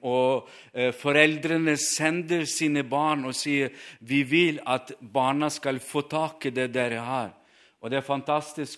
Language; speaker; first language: Norwegian; non-native, fluent; Ukrainian